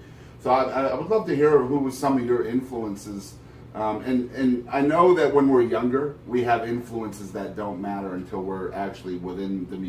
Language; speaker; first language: English; native; English